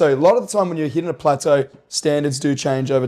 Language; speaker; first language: English; native; English